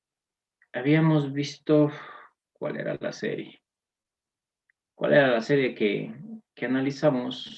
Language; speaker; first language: Spanish; native; Spanish